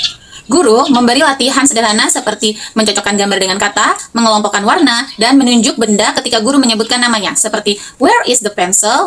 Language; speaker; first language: Indonesian; native; Indonesian